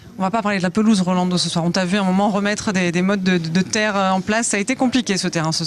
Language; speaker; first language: French; native; French